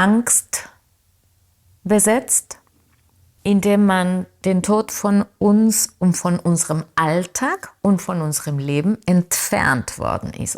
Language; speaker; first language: German; non-native, fluent; Spanish